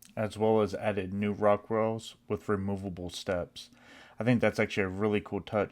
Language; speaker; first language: English; native; English